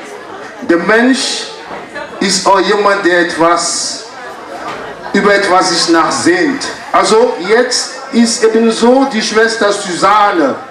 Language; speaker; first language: German; non-native, fluent; French